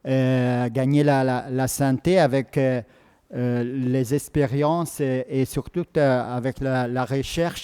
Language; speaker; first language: French; non-native, fluent; Italian